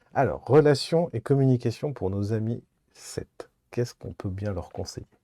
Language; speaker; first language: French; native; French